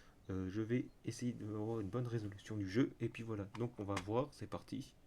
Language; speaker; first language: French; native; French